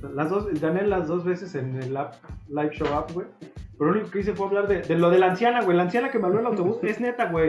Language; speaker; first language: Spanish; native; Spanish